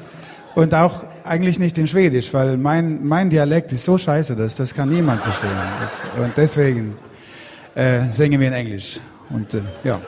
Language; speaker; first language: German; non-native, learner; Swedish